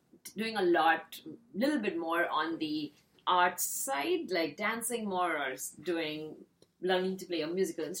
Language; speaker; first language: English; non-native, local second language; Hindi